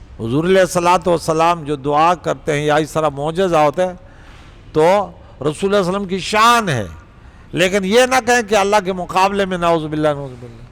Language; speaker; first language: Urdu; non-native, local second language; Pashto